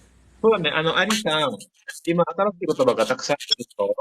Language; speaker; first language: Japanese; non-native, fluent; Indonesian